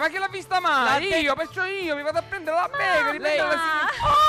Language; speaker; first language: Italian; native; Italian